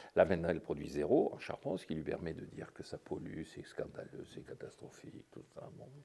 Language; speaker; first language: French; native; French